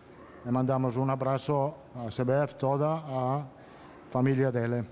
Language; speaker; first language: Portuguese; non-native, fluent; Italian